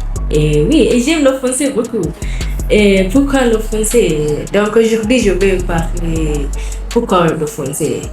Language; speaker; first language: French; non-native, learner; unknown